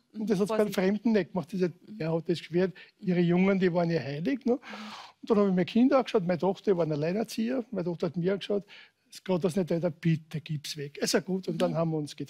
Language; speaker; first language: German; native; German